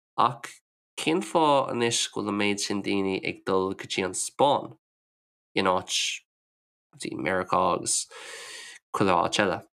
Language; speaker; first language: Irish; non-native, local second language; English